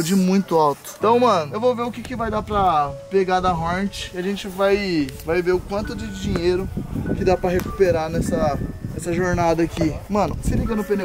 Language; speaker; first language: Portuguese; native; Portuguese